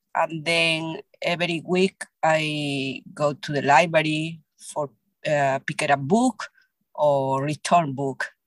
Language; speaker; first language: English; non-native, learner; Spanish